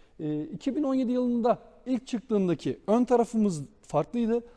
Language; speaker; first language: Turkish; native; Turkish